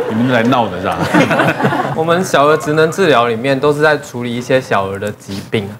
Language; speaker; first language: Chinese; native; Chinese